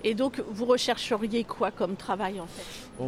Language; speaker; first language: French; native; French